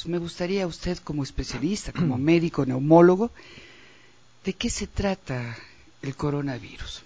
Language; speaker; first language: Spanish; native; Spanish